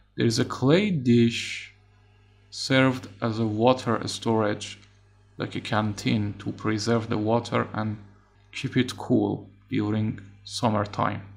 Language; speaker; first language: English; non-native, fluent; Persian